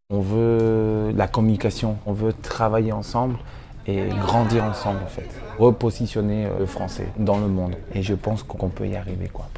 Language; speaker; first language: French; non-native, fluent; Spanish